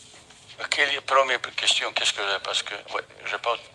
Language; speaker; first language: French; non-native, fluent; Bosnian